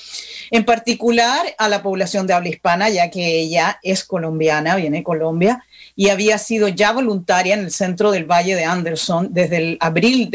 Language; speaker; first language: Spanish; native; Spanish